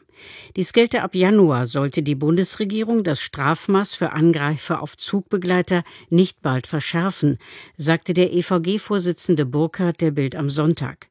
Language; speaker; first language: German; native; German